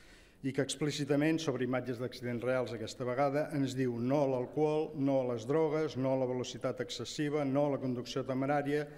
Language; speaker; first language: Catalan; native; Catalan